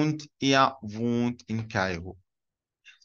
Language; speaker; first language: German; non-native, fluent; Arabic